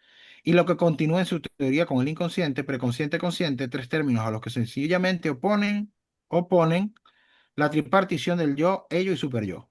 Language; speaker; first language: Spanish; native; Spanish